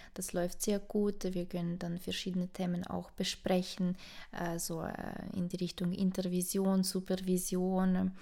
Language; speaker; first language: German; non-native, fluent; Ukrainian